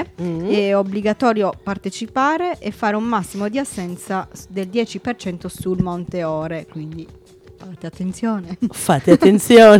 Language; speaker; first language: Italian; native; Italian